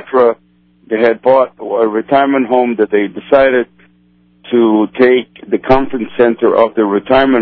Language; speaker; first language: English; non-native, fluent; Portuguese